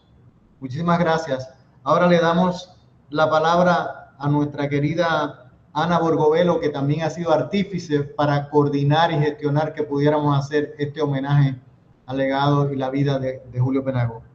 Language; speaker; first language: Spanish; native; Spanish